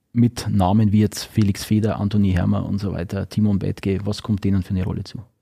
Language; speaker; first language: German; native; German